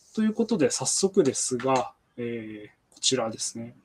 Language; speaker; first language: Japanese; native; Japanese